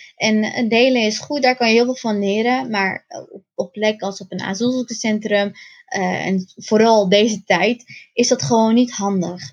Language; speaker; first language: Dutch; early bilingual, other home language; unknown